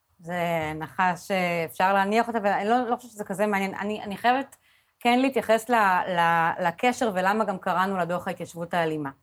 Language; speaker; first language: Hebrew; native; Hebrew